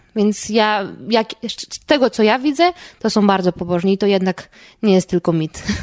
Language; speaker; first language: Polish; native; Polish